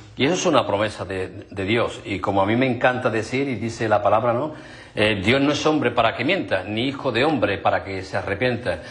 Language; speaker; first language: Spanish; native; Spanish